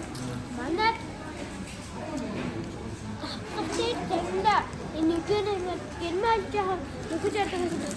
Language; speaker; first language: Mongolian; early bilingual, heritage; Mongolian